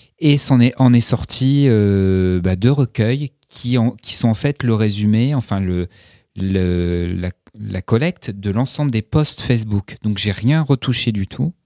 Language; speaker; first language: French; native; French